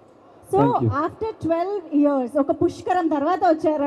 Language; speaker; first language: Telugu; native; Telugu